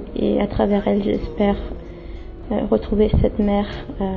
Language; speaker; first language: French; native; French